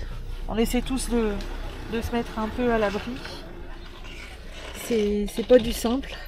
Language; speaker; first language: French; native; French